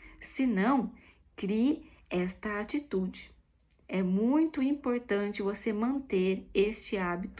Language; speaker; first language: Portuguese; native; Portuguese